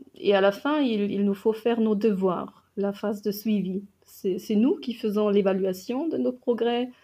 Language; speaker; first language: French; non-native, fluent; German